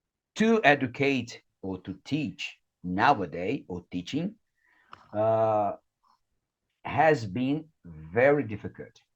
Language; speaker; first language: English; non-native, fluent; Portuguese